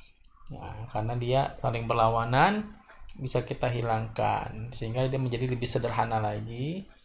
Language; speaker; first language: Indonesian; native; Indonesian